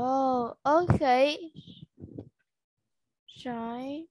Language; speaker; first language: English; non-native, learner; Vietnamese